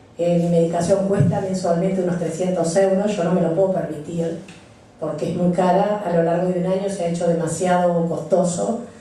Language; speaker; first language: Spanish; native; Spanish